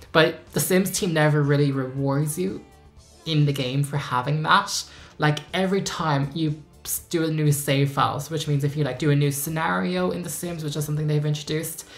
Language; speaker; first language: English; native; English